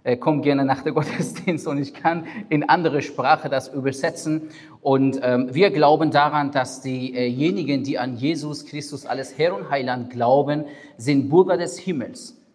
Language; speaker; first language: German; non-native, fluent; Persian